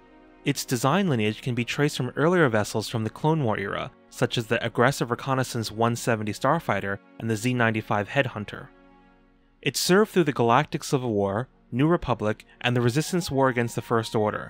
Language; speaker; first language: English; native; English